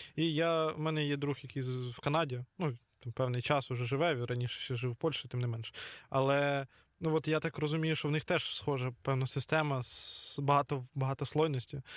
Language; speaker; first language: Ukrainian; native; Ukrainian